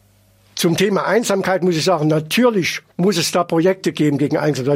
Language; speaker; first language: German; native; German